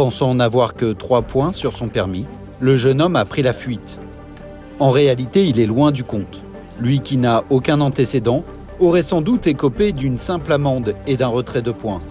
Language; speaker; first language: French; native; French